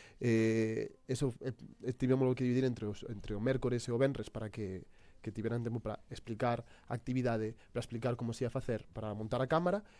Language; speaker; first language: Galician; non-native, local second language; Spanish